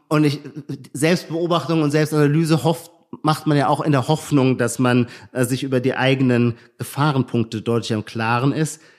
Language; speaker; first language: German; native; German